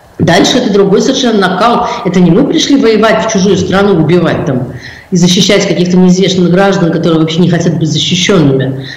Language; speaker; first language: Russian; native; Russian